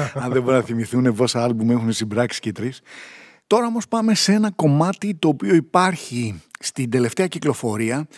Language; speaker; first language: Greek; native; Greek